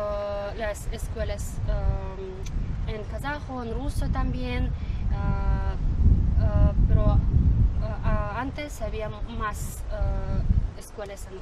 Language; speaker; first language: Spanish; non-native, learner; Kazakh